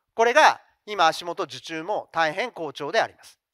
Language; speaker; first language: Japanese; native; Japanese